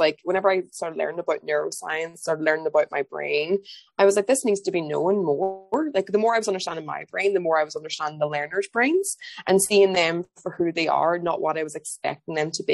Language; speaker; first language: English; native; English